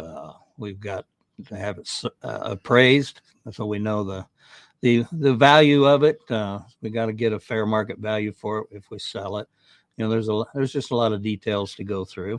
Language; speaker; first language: English; native; English